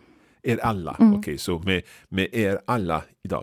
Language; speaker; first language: Swedish; non-native, learner; English